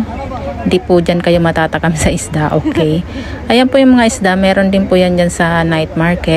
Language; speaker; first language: Filipino; native; Filipino